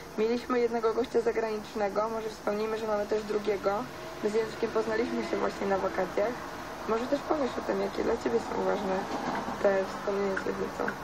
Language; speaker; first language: Polish; native; Polish